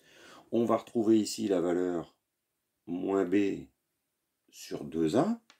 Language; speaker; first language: French; native; French